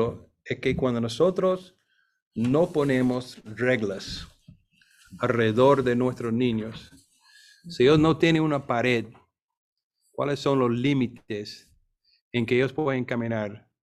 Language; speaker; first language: Spanish; non-native, fluent; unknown